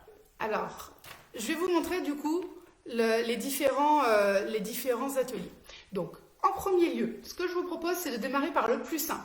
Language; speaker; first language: French; native; French